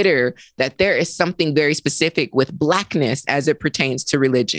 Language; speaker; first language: English; native; English